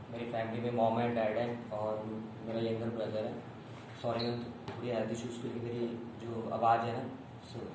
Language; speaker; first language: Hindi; native; Hindi